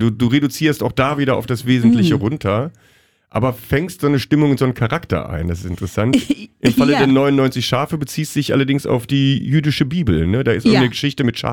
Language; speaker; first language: German; native; German